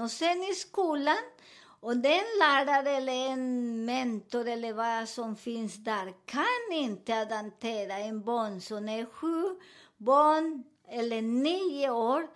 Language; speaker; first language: Swedish; non-native, fluent; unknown